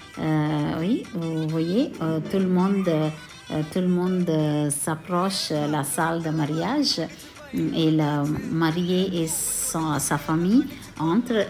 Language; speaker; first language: French; non-native, local second language; Tamil